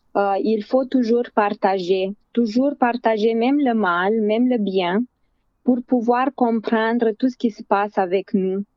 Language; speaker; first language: French; non-native, fluent; Romanian